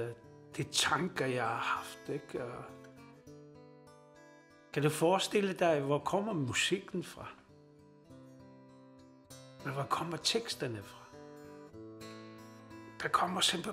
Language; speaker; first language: Danish; non-native, local second language; Kalaallisut